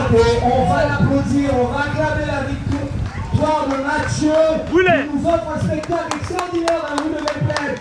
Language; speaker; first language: French; native; French